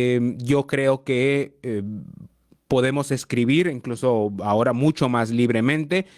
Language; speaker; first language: Spanish; native; Spanish